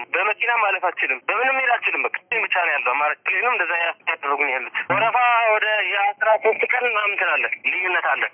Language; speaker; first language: Amharic; non-native, local second language; Tigrinya